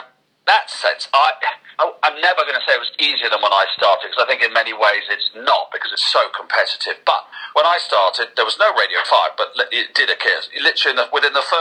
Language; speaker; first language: English; native; English